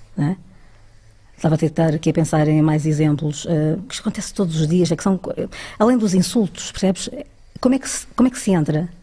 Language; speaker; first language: Portuguese; early bilingual, other home language; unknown